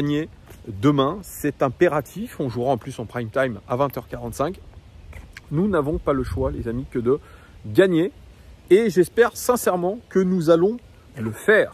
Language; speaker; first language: French; native; French